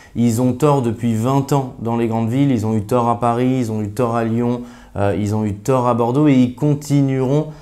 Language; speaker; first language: French; native; French